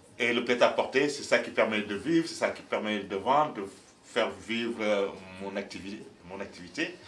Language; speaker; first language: French; non-native, local second language; Wolof